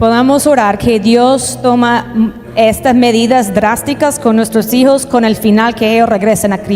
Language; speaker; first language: Spanish; native; Spanish